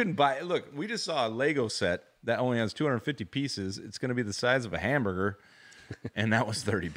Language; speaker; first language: English; native; English